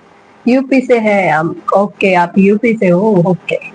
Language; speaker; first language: Hindi; non-native, local second language; Tulu